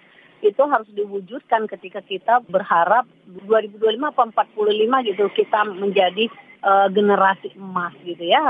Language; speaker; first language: Indonesian; native; Indonesian